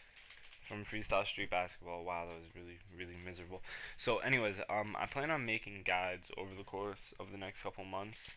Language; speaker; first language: English; native; English